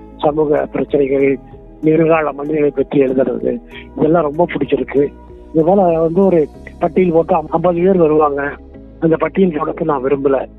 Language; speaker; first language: Tamil; non-native, local second language; Kannada